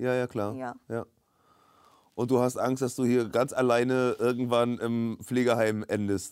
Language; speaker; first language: German; native; German